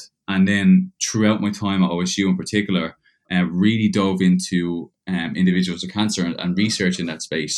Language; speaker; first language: English; native; English